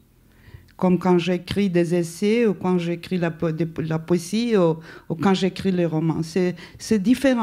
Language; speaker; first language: French; non-native, fluent; Spanish